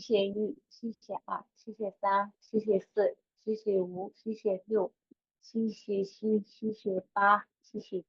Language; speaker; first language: Chinese; non-native, learner; Burmese